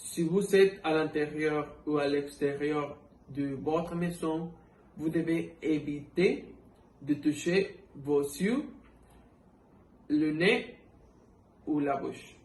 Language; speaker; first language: French; non-native, fluent; Spanish